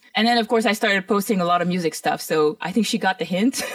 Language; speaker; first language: English; early bilingual, other home language; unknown